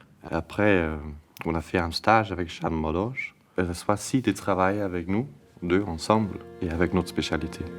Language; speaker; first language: French; non-native, fluent; Danish